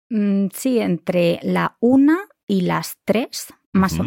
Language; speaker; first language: Spanish; native; Spanish